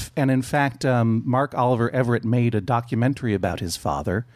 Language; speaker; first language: English; native; English